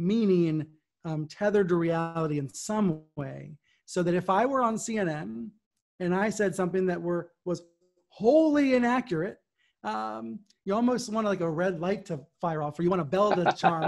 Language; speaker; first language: English; native; English